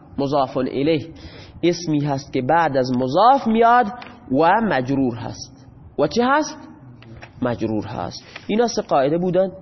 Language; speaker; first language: Persian; non-native, local second language; Baluchi